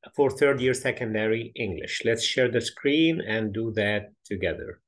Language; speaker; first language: English; non-native, fluent; Arabic